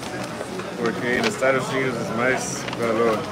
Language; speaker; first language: Spanish; non-native, learner; English